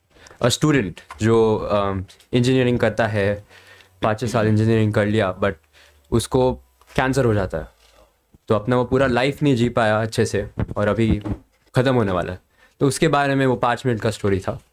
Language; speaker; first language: Hindi; non-native, local second language; Marathi